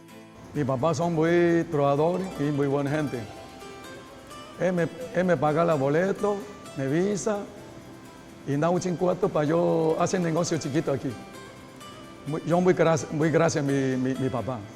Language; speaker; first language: Spanish; non-native, learner; Chinese